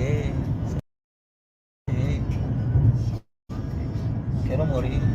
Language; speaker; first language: Spanish; early bilingual, heritage; English